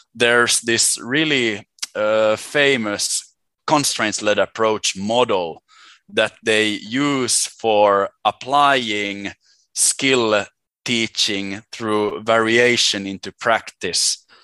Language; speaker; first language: English; non-native, fluent; Swedish